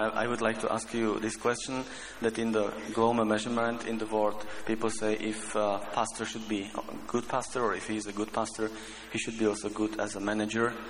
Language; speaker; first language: English; non-native, fluent; Czech